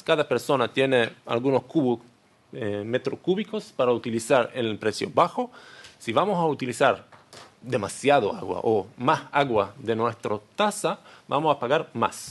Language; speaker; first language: Spanish; non-native, learner; Hebrew